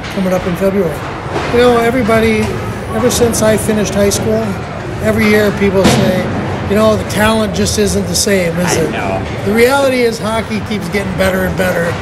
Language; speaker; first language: English; native; English